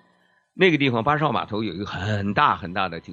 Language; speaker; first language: Chinese; native; Chinese